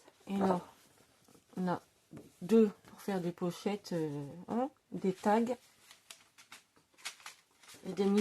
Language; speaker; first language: French; native; French